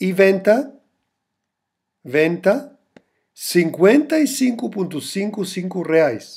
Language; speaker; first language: Spanish; non-native, fluent; German